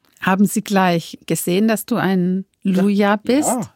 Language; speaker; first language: German; native; German